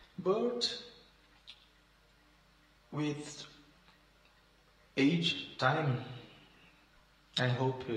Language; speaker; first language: English; non-native, learner; Portuguese